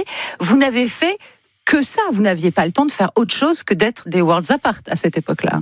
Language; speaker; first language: French; native; French